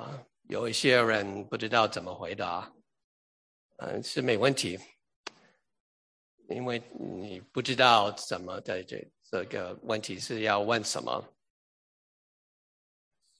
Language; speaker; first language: Chinese; early bilingual, heritage; English